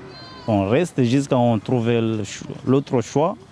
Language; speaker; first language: French; non-native, learner; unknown